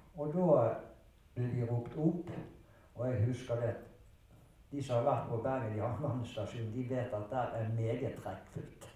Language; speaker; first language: Norwegian; early bilingual, other home language; German